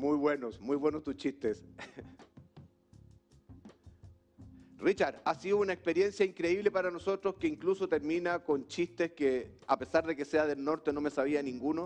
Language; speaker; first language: Spanish; native; Spanish